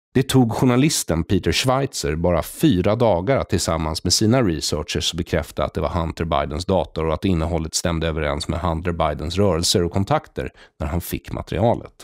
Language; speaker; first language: Swedish; native; Swedish